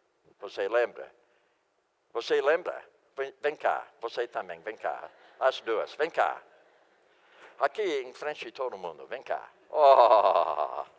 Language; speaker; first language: Portuguese; non-native, fluent; English